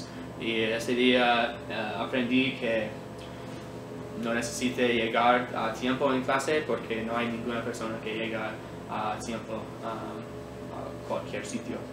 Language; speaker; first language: Spanish; non-native, learner; English